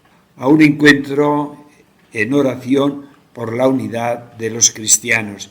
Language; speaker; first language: Spanish; native; Spanish